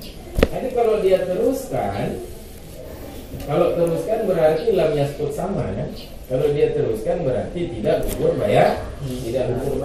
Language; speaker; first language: Indonesian; native; Indonesian